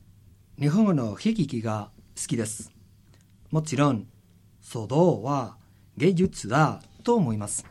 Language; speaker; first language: Japanese; non-native, learner; Spanish